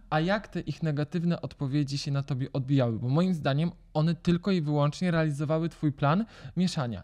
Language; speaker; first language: Polish; native; Polish